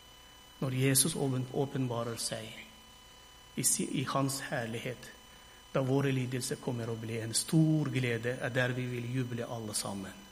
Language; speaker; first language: Norwegian; non-native, fluent; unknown